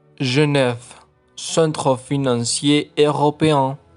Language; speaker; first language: French; non-native, learner; Spanish